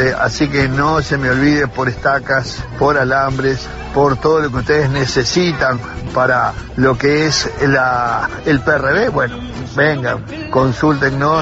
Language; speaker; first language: Spanish; native; Spanish